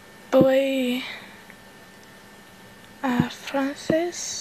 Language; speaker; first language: Spanish; non-native, learner; English